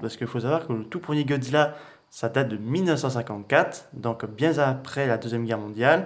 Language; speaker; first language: French; native; French